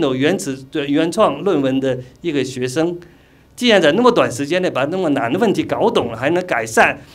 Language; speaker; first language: Chinese; native; Chinese